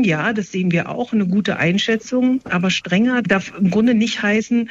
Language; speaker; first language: German; native; German